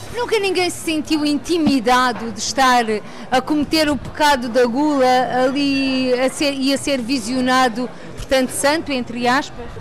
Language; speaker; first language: Portuguese; native; Portuguese